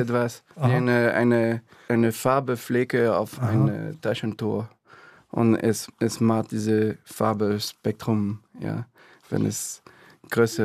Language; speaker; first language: German; non-native, learner; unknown